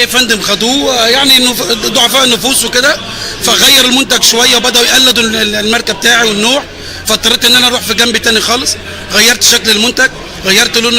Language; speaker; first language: Arabic; native; Arabic